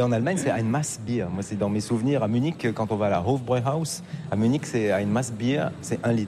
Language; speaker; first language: French; native; French